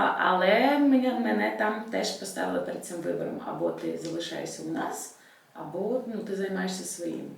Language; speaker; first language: Ukrainian; non-native, local second language; Russian